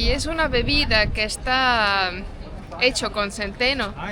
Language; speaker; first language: Spanish; non-native, fluent; Estonian